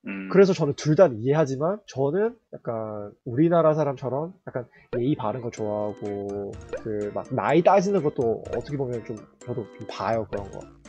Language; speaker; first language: Korean; early bilingual, heritage; Korean